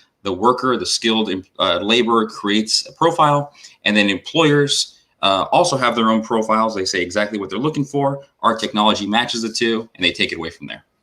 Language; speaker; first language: English; native; English